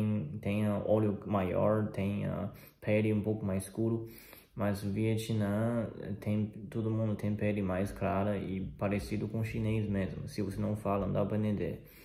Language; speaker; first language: Portuguese; non-native, fluent; Chinese